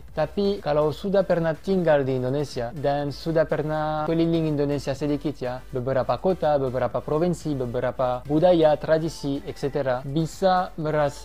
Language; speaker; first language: Indonesian; non-native, fluent; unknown